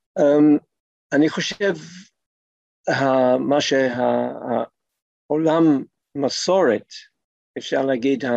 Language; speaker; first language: Hebrew; non-native, fluent; English